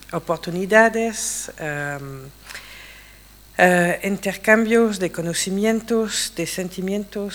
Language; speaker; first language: Spanish; non-native, fluent; English